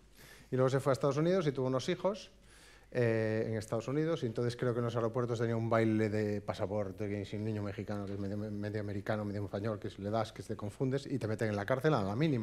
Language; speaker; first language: Spanish; native; Spanish